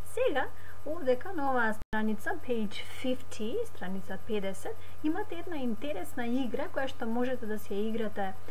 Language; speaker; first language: Macedonian; native; Macedonian